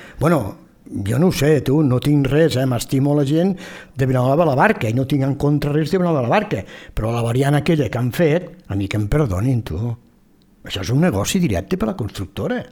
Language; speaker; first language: Catalan; native; Catalan